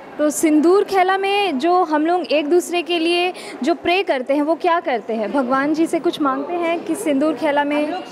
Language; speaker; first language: Hindi; non-native, local second language; Bangla